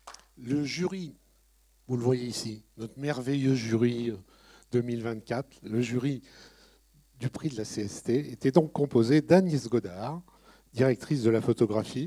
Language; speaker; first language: French; native; French